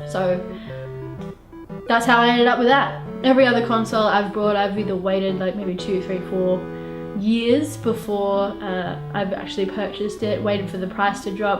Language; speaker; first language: English; native; English